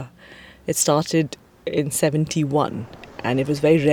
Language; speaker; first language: English; non-native, local second language; Hindi